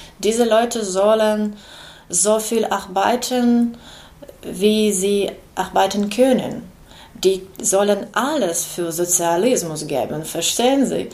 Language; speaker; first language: German; non-native, learner; Ukrainian